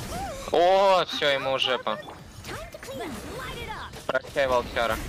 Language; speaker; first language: Russian; native; Russian